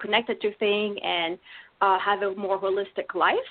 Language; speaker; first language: English; non-native, fluent; French